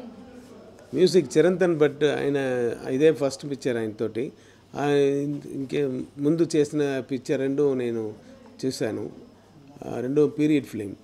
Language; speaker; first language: Telugu; non-native, learner; Tamil